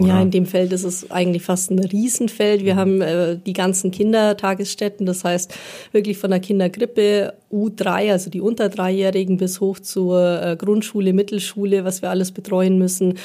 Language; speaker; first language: German; native; German